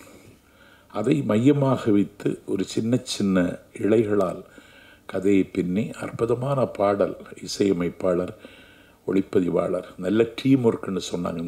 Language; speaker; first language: Tamil; native; Tamil